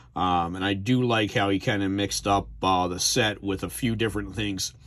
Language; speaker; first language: English; native; English